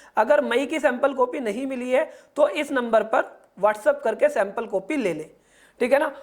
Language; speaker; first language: Hindi; native; Hindi